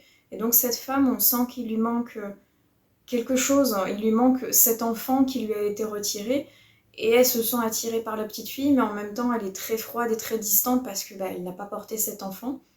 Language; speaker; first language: French; native; French